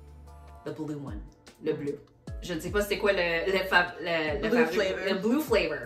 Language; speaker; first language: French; non-native, local second language; English